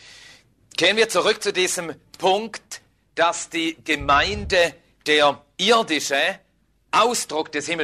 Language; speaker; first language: German; native; German